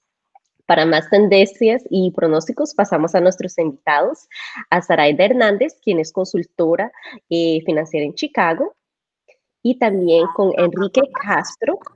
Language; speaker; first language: Spanish; native; Spanish